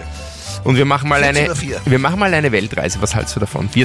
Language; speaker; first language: German; native; German